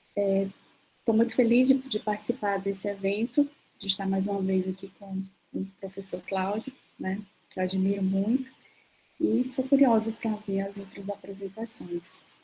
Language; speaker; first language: Portuguese; native; Portuguese